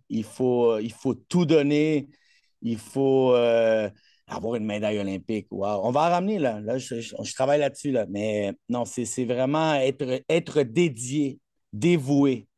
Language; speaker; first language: French; non-native, fluent; Spanish